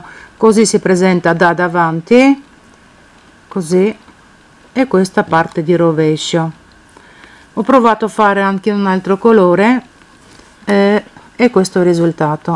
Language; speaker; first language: Italian; non-native, fluent; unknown